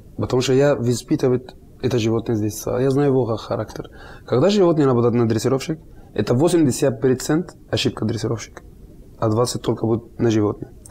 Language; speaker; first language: Russian; non-native, learner; Arabic